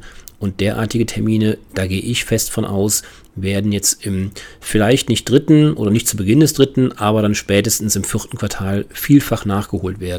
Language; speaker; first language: German; native; German